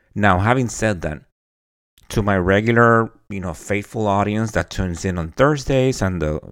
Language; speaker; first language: English; non-native, fluent; Spanish